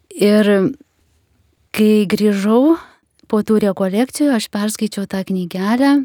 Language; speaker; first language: Lithuanian; native; Lithuanian